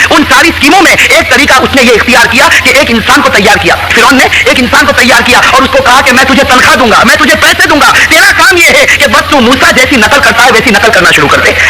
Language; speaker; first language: Urdu; native; Urdu